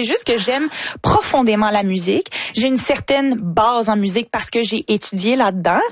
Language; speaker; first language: French; native; French